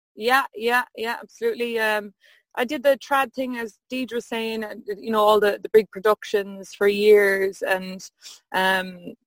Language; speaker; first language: English; native; English